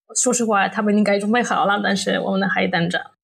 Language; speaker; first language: Chinese; non-native, fluent; Polish